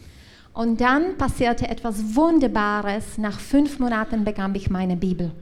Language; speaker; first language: German; non-native, learner; Czech